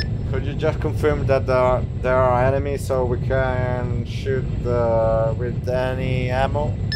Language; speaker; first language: English; non-native, learner; Spanish